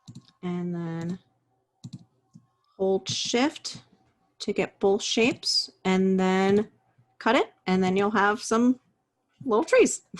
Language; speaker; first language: English; native; English